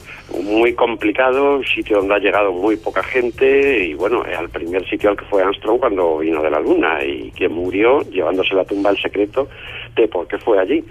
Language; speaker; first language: Spanish; native; Spanish